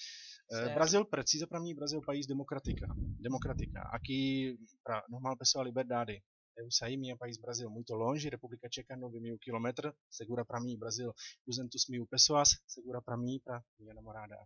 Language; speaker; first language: Portuguese; non-native, learner; Czech